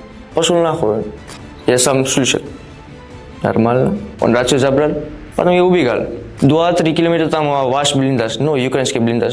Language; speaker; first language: Russian; non-native, learner; Gujarati